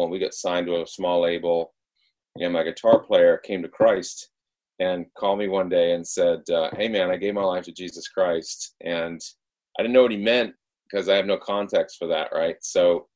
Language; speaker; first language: English; native; English